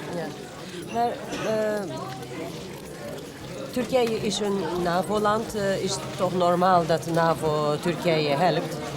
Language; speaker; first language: Dutch; non-native, fluent; Turkish